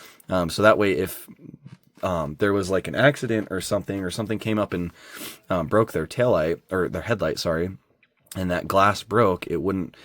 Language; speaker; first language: English; native; English